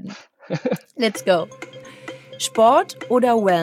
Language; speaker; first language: German; native; German